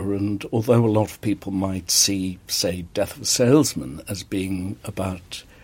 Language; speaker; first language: English; native; English